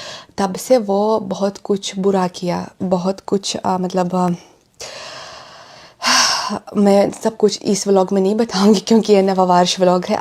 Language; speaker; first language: Hindi; non-native, fluent; Russian